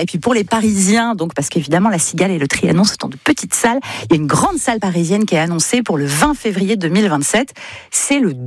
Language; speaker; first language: French; native; French